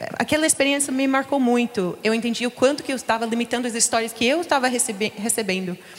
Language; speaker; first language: Portuguese; non-native, fluent; English